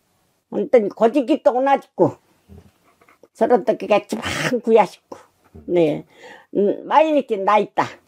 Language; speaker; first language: Japanese; non-native, learner; Korean